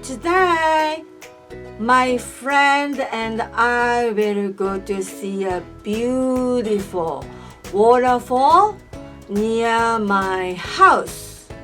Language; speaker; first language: English; non-native, fluent; Japanese